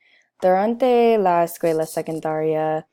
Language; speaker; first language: Spanish; non-native, learner; English